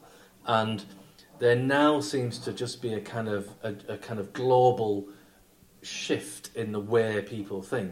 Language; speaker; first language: English; native; English